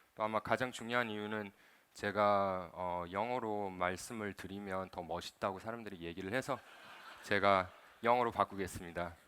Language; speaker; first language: Korean; early bilingual, other home language; English